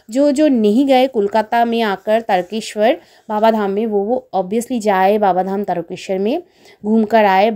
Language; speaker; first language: Hindi; non-native, local second language; Bangla